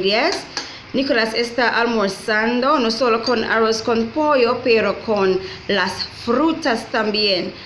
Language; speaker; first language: Spanish; non-native, fluent; English